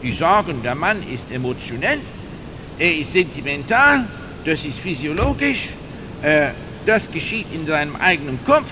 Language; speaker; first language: German; non-native, fluent; English